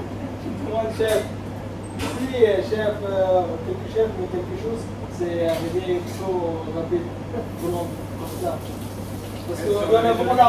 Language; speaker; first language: French; non-native, learner; Bangla